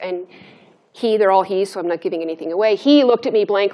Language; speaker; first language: English; native; English